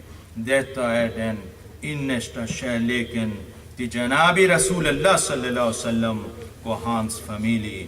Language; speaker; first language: Swedish; non-native, fluent; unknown